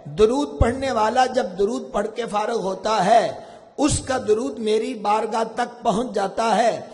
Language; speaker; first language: Urdu; non-native, local second language; Punjabi